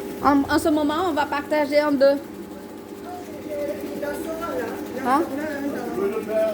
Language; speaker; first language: French; non-native, fluent; Vietnamese